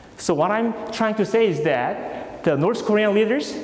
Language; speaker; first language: English; non-native, fluent; Korean